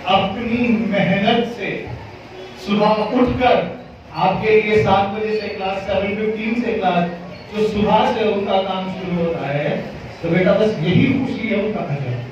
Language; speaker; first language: Urdu; native; Urdu